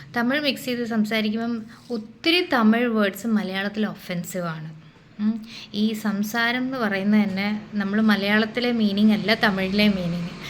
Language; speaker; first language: Malayalam; early bilingual, heritage; Malayalam